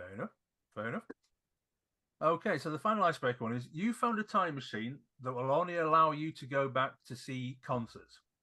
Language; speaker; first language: English; native; English